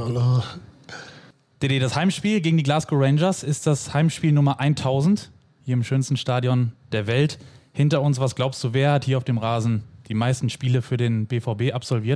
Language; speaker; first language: German; native; German